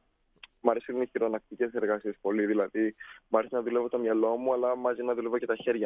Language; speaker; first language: Greek; native; Greek